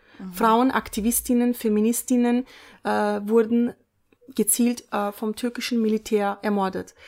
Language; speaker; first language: German; early bilingual, other home language; Turkish